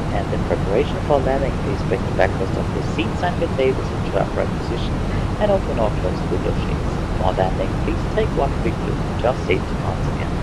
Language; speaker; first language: English; non-native, fluent; German